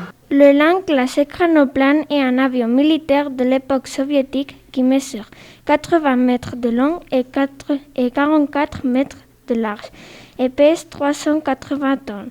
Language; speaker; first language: French; non-native, fluent; Spanish